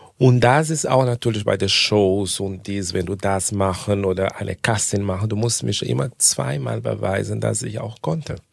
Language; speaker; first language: German; non-native, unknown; Portuguese